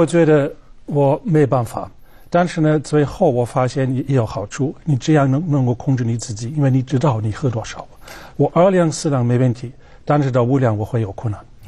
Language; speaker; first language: Chinese; non-native, fluent; German